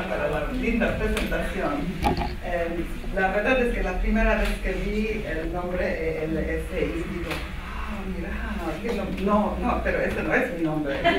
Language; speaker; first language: Spanish; non-native, fluent; Armenian